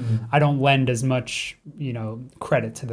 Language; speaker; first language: English; native; English